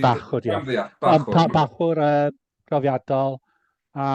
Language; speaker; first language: Welsh; native; Welsh